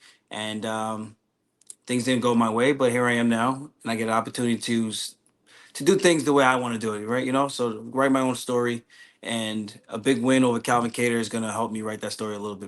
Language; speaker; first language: English; native; English